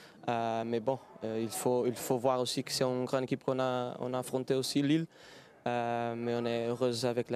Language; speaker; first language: French; non-native, fluent; Portuguese